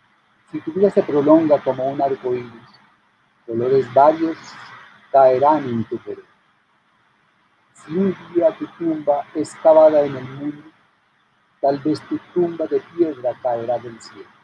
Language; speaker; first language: Spanish; native; Spanish